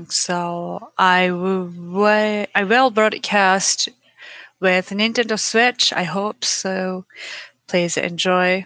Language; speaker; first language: English; non-native, learner; Japanese